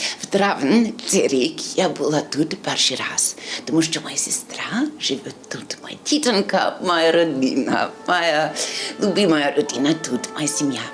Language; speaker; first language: Ukrainian; non-native, learner; English